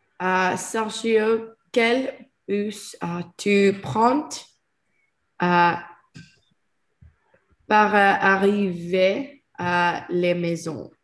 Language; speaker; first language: French; non-native, learner; English